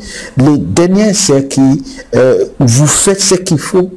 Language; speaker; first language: French; non-native, fluent; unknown